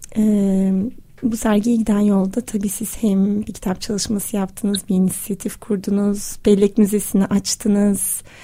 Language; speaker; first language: Turkish; native; Turkish